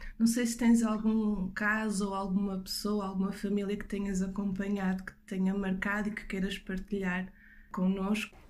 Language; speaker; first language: Portuguese; native; Portuguese